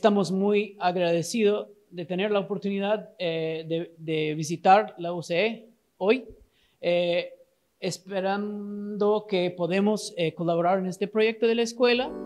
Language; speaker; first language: Spanish; non-native, fluent; English